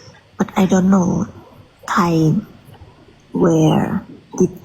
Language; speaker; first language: English; non-native, learner; Thai